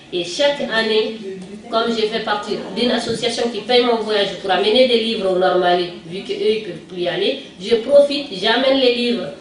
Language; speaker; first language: French; non-native, local second language; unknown